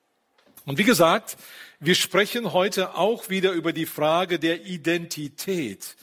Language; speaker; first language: German; native; German